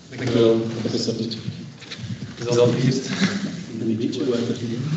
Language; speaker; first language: Dutch; non-native, local second language; French